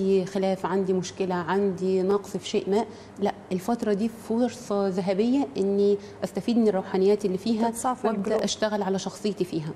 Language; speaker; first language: Arabic; native; Arabic